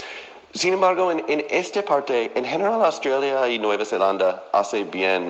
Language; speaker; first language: Spanish; non-native, fluent; English